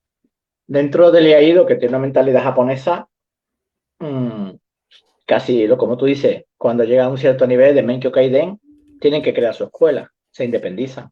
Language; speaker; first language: Spanish; native; Spanish